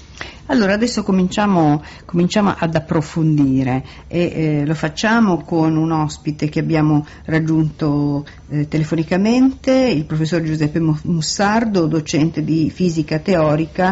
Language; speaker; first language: Italian; native; Italian